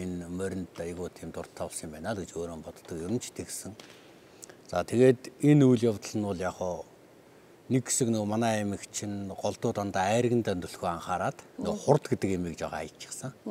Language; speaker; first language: Mongolian; native; Mongolian